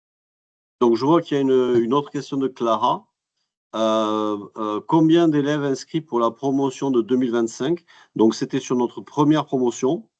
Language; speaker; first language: French; native; French